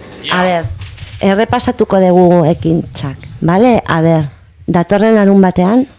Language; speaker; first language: Basque; non-native, local second language; Spanish